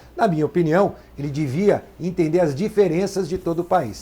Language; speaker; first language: Portuguese; native; Portuguese